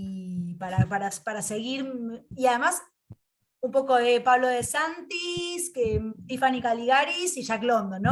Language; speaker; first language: Spanish; native; Spanish